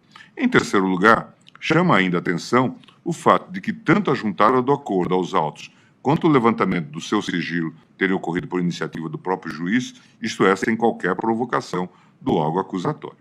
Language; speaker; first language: Portuguese; native; Portuguese